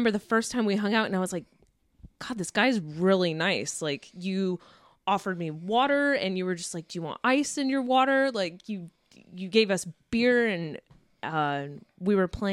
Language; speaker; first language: English; native; English